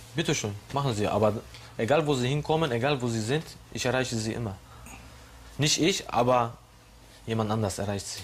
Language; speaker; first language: German; non-native, fluent; Polish